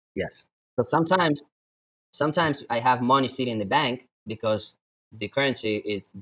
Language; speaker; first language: English; non-native, fluent; Latvian